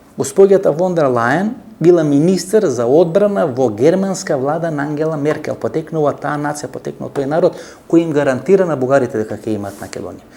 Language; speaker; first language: Macedonian; native; Macedonian